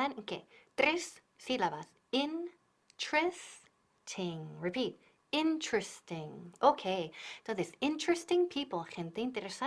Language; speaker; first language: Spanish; non-native, fluent; English